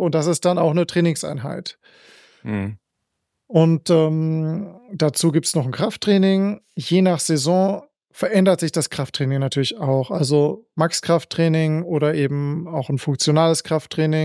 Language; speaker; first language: German; native; German